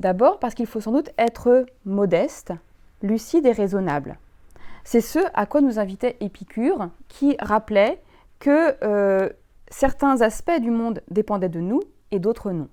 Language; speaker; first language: French; native; French